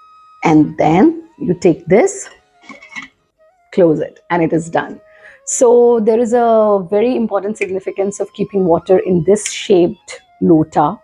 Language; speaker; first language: English; non-native, local second language; Hindi